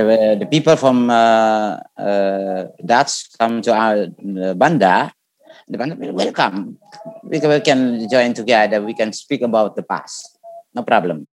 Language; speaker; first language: English; non-native, learner; Indonesian